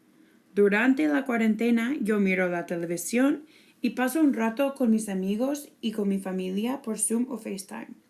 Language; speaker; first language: Spanish; non-native, fluent; English